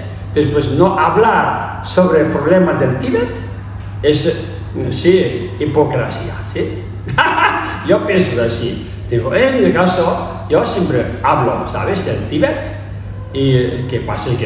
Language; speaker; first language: Spanish; non-native, learner; Tibetan